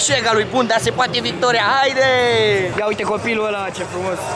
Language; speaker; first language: Romanian; native; Romanian